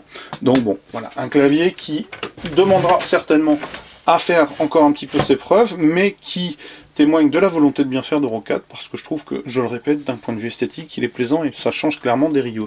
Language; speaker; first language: French; native; French